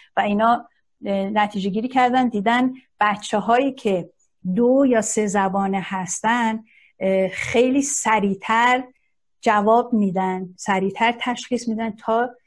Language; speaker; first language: Persian; non-native, local second language; Azerbaijani